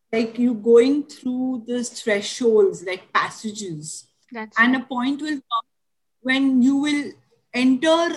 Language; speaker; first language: English; non-native, local second language; Tulu